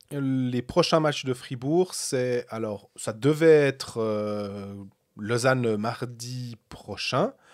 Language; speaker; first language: French; native; French